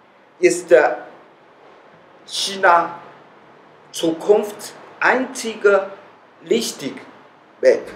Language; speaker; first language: German; non-native, learner; Chinese